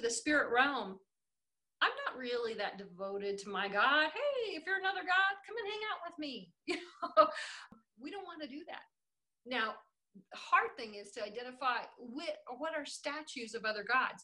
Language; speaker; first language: English; native; English